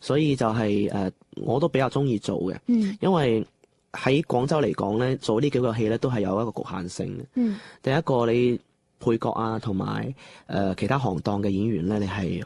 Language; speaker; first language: Cantonese; non-native, local second language; Chinese